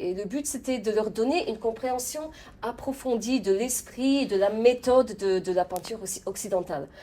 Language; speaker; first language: French; non-native, fluent; Polish